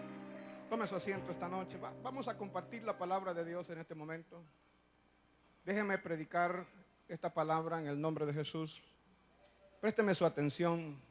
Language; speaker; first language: Spanish; native; Spanish